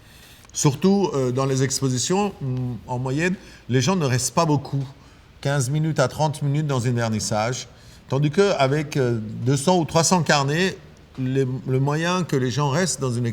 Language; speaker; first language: French; non-native, fluent; Persian